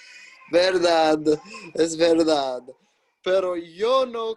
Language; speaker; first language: Spanish; non-native, learner; English